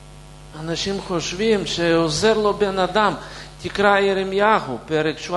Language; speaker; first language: Hebrew; non-native, fluent; Russian